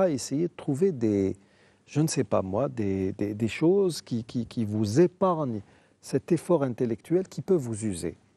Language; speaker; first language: French; non-native, local second language; Arabic